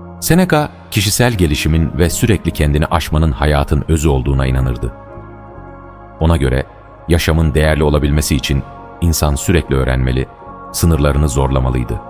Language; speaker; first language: Turkish; native; Turkish